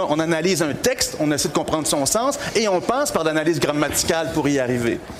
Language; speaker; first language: French; native; French